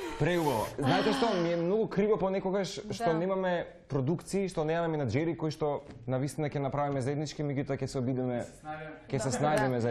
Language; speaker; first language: Macedonian; native; Macedonian